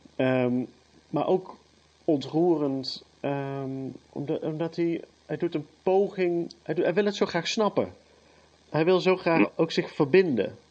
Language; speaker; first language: Dutch; native; Dutch